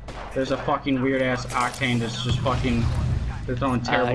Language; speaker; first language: English; native; English